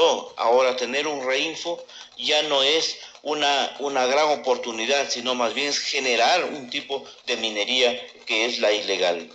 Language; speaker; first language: Spanish; native; Spanish